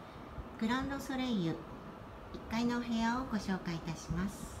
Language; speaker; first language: Japanese; native; Japanese